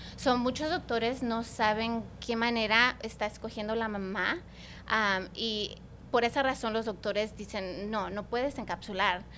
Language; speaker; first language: Spanish; early bilingual, heritage; Spanish